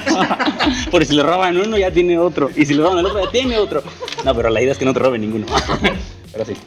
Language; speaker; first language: Spanish; native; Spanish